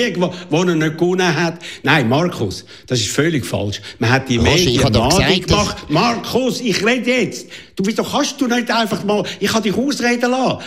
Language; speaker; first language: German; native; German